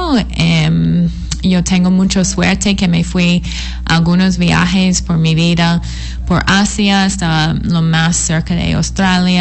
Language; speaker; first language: Spanish; non-native, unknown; English